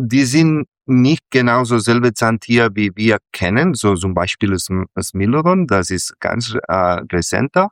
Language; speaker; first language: German; non-native, fluent; Catalan